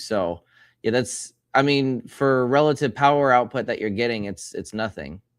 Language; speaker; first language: English; native; English